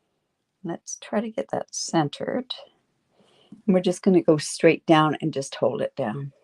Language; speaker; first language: English; native; English